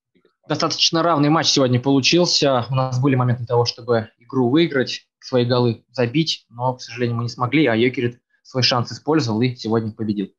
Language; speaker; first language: Russian; native; Russian